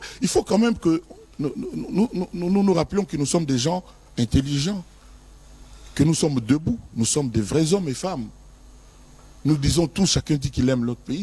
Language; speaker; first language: French; non-native, local second language; Lingala